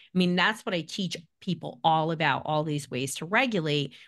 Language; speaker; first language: English; native; English